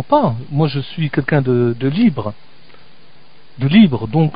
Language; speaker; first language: French; native; French